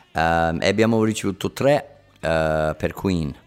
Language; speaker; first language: Italian; non-native, fluent; English